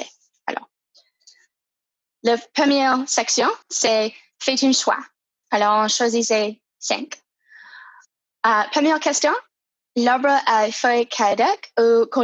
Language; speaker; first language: French; non-native, fluent; English